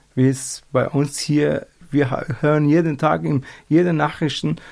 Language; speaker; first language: German; non-native, fluent; Persian